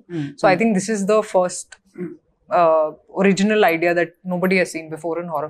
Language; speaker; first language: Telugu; non-native, fluent; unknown